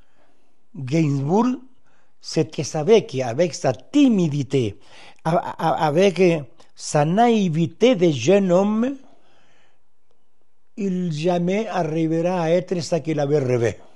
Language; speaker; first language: French; non-native, fluent; Spanish